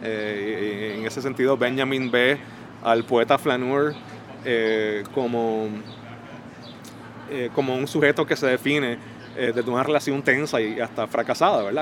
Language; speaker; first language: Spanish; early bilingual, heritage; Spanish